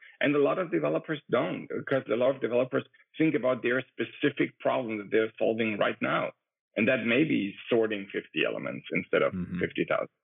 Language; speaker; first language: English; non-native, fluent; German